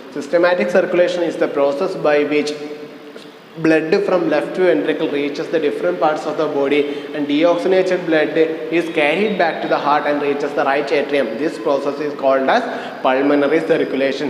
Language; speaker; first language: English; non-native, local second language; Malayalam